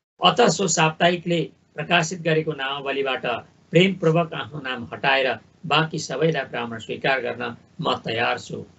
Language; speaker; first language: Nepali; native; Nepali